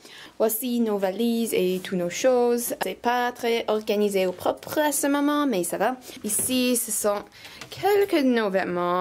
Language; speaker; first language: French; non-native, learner; English